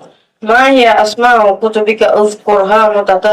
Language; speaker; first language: Arabic; non-native, learner; Rohingya